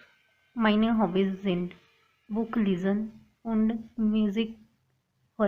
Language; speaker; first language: German; non-native, learner; Hindi